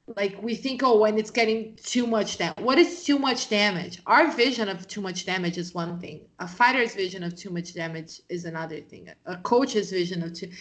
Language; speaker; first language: English; non-native, fluent; Portuguese